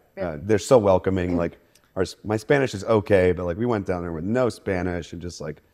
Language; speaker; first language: English; native; English